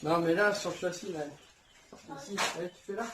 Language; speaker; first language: French; native; French